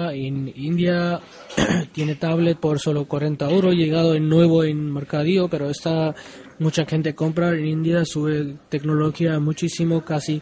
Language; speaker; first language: Spanish; non-native, learner; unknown